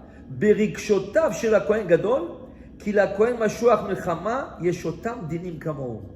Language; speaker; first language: Hebrew; non-native, fluent; French